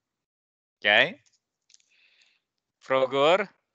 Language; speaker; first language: Swedish; non-native, fluent; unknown